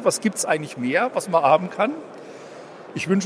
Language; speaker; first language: German; native; German